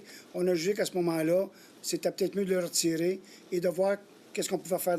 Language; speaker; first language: French; native; French